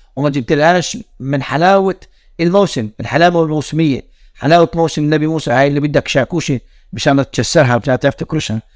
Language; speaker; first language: Arabic; native; Arabic